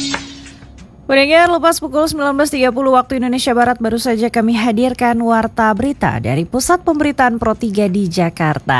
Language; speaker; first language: Indonesian; native; Indonesian